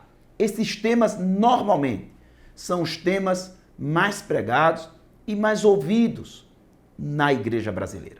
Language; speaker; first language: Portuguese; native; Portuguese